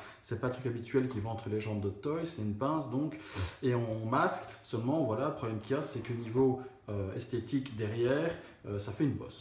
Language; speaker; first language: French; native; French